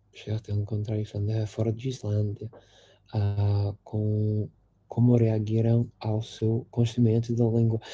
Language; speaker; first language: Portuguese; non-native, fluent; English